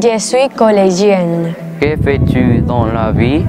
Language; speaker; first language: French; non-native, learner; Arabic